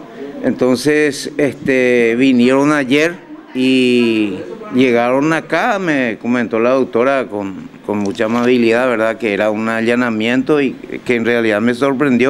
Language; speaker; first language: Spanish; native; Spanish